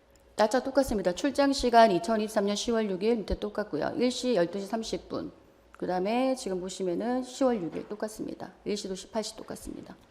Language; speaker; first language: Korean; native; Korean